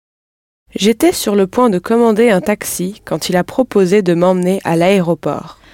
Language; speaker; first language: French; non-native, learner; English